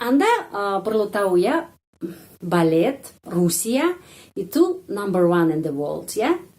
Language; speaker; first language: Indonesian; non-native, fluent; Russian